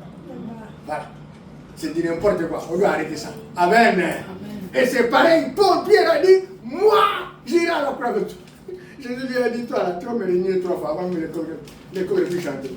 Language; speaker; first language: French; non-native, local second language; Lingala